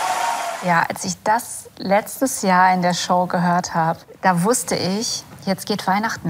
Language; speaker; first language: German; native; German